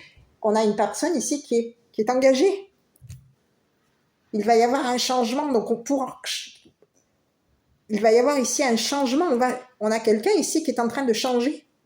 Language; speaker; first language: French; native; French